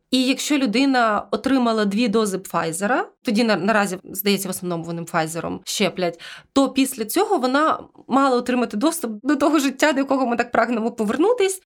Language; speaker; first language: Ukrainian; native; Ukrainian